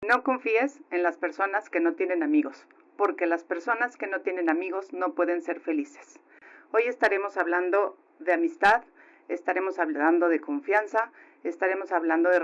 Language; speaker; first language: Spanish; native; Spanish